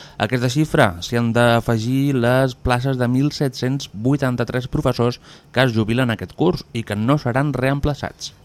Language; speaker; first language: Catalan; native; Catalan